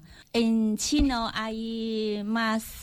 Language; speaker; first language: Spanish; non-native, learner; Chinese